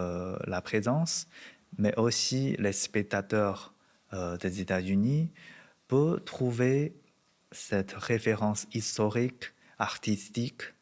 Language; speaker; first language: French; non-native, learner; Chinese